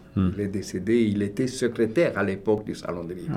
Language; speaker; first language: French; non-native, fluent; Romanian